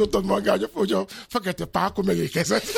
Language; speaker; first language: Hungarian; non-native, fluent; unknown